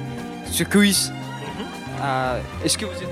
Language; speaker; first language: French; non-native, learner; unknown